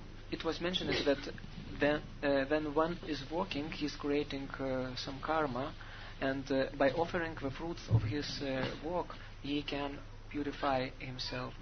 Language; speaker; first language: English; non-native, fluent; Lithuanian